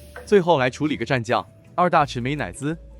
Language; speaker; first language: Chinese; native; Chinese